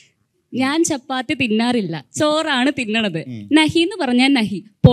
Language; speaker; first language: Malayalam; non-native, learner; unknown